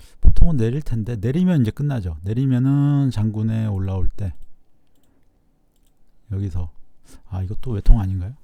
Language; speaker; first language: Korean; native; Korean